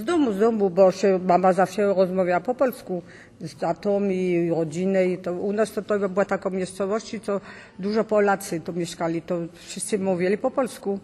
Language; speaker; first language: Polish; early bilingual, heritage; Polish